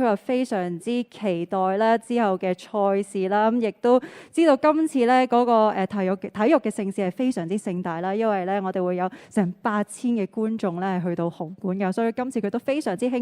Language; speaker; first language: Cantonese; native; Cantonese